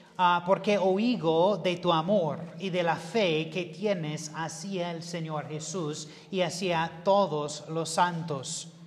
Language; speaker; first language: Spanish; non-native, learner; English